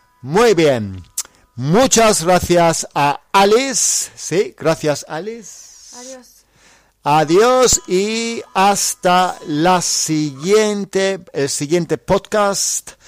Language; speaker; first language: Spanish; non-native, fluent; English